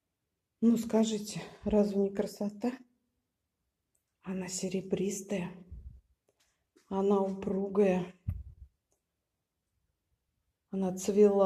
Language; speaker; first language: Russian; native; Russian